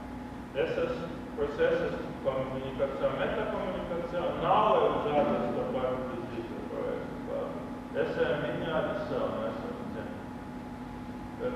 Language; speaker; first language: Portuguese; non-native, learner; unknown